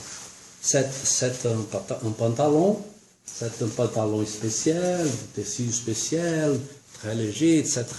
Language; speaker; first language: French; non-native, learner; Portuguese